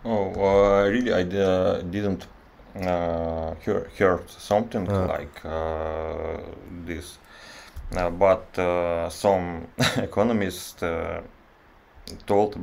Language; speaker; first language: English; non-native, learner; Russian